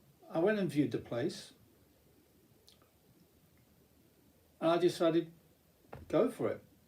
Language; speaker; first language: English; native; English